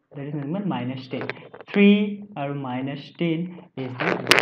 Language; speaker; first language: English; non-native, local second language; Assamese